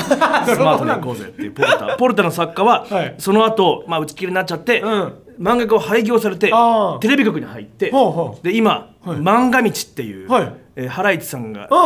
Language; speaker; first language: Japanese; native; Japanese